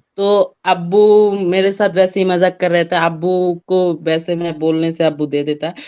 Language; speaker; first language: Hindi; non-native, fluent; Bangla